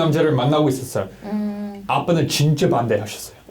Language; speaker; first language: Korean; non-native, learner; English